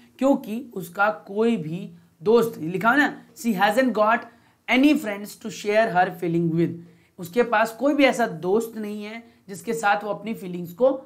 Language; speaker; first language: Hindi; native; Hindi